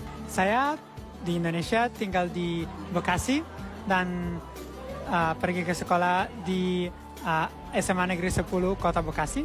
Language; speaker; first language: Indonesian; non-native, learner; Italian